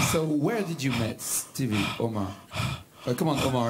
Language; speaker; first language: English; non-native, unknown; French